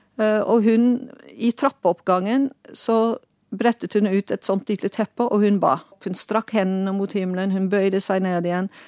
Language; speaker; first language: Norwegian; non-native, fluent; Dutch